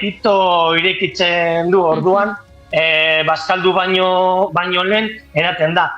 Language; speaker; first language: Basque; non-native, local second language; Spanish